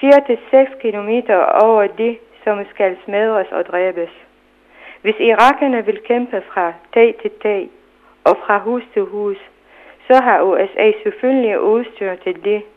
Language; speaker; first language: Danish; non-native, fluent; Arabic